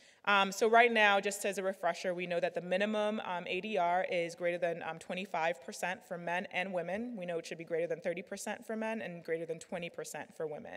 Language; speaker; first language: English; native; English